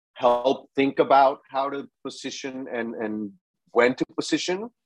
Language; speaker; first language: English; non-native, fluent; Spanish